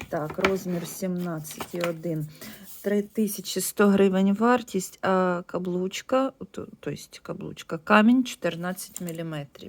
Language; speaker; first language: Ukrainian; non-native, local second language; Russian